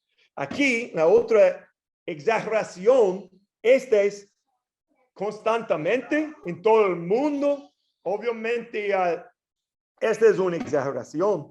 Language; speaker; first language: Spanish; non-native, fluent; English